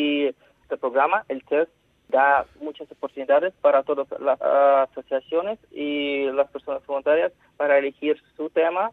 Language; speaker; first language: Spanish; non-native, fluent; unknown